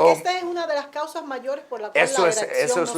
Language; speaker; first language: Spanish; native; Spanish